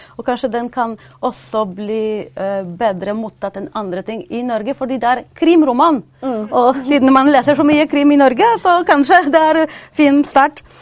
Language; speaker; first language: Norwegian; non-native, fluent; Polish